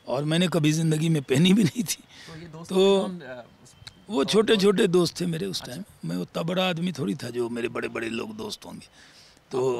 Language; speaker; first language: Hindi; native; Hindi